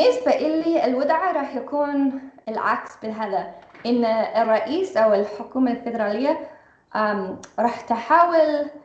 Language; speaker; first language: Arabic; non-native, fluent; English